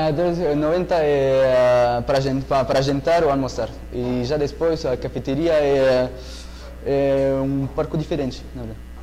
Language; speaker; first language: Portuguese; non-native, learner; French